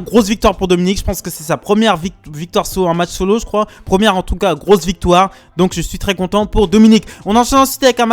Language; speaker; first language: French; native; French